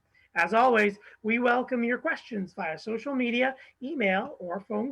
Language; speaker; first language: English; native; English